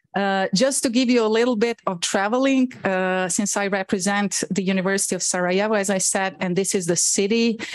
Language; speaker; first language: English; non-native, fluent; Bosnian